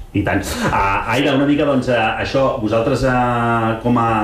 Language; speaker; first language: Catalan; native; Catalan